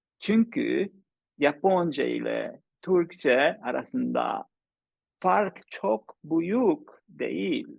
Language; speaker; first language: Turkish; non-native, learner; English